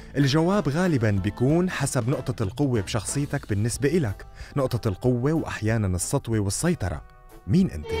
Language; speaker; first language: Arabic; native; Arabic